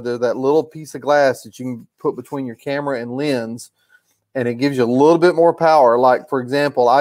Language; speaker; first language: English; native; English